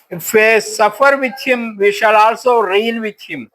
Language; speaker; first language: English; non-native, local second language; Telugu